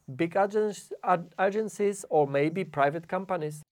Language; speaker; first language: English; non-native, fluent; Polish